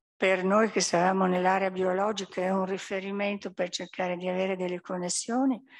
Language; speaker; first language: Italian; native; Italian